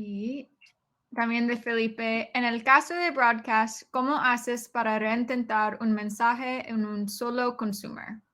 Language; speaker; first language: Spanish; non-native, learner; English